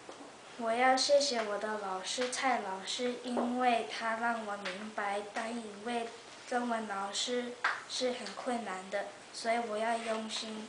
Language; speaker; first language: Chinese; early bilingual, heritage; Chinese